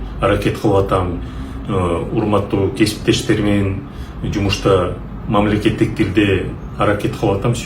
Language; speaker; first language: Kyrgyz; non-native, local second language; Russian